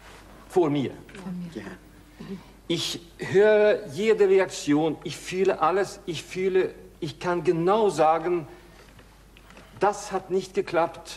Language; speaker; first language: German; non-native, fluent; Swedish